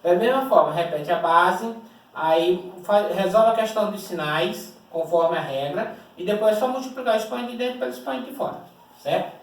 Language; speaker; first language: Portuguese; native; Portuguese